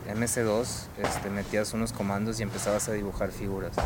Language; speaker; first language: Spanish; native; Spanish